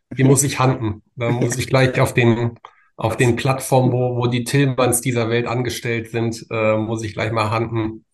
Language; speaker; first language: German; native; German